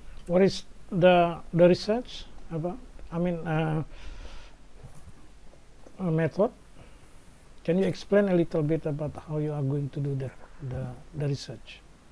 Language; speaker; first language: English; non-native, fluent; Indonesian